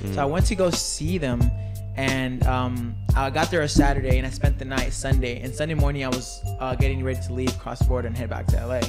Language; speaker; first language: English; early bilingual, other home language; Spanish